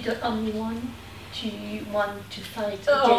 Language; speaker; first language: English; non-native, fluent; French